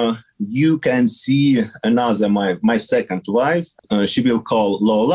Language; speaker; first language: English; non-native, learner; Kazakh